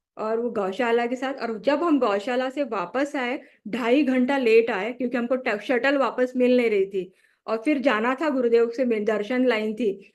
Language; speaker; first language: Hindi; non-native, local second language; Marathi